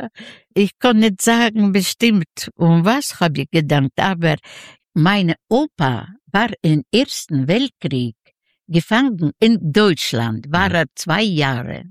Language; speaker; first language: German; non-native, learner; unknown